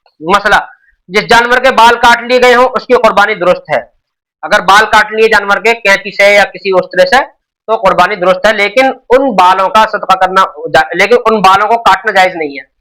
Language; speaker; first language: Urdu; native; Urdu